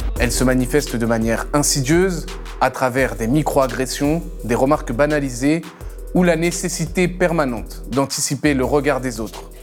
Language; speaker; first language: French; native; French